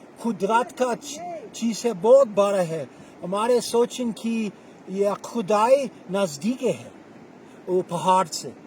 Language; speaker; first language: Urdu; non-native, local second language; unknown